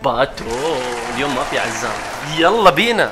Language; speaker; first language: Arabic; native; Arabic